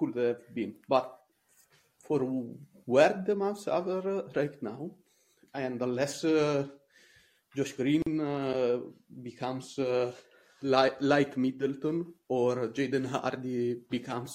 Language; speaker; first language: English; non-native, fluent; Italian